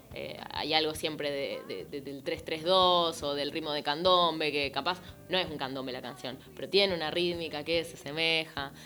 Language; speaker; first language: Spanish; native; Spanish